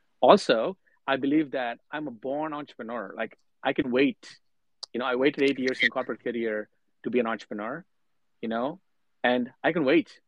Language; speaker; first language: English; non-native, local second language; Telugu